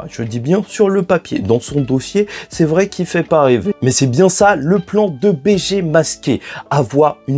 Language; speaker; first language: French; native; French